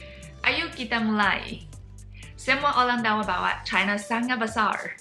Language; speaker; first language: Indonesian; non-native, fluent; Chinese